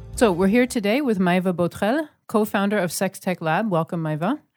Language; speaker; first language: English; native; English